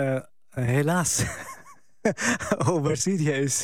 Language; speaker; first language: Dutch; non-native, fluent; Arabic